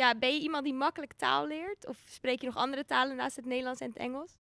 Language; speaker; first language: Dutch; native; Dutch